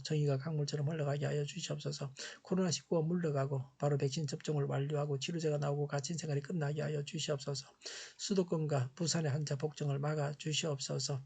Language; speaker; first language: Korean; native; Korean